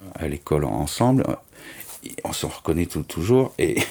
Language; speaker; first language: French; native; French